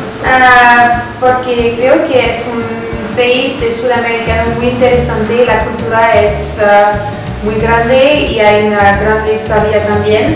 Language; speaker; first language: Spanish; non-native, learner; French